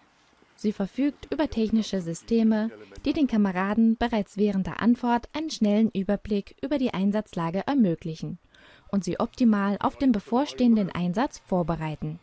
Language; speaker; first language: German; native; German